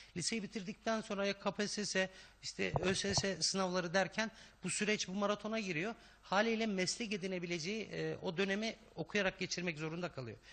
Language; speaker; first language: Turkish; native; Turkish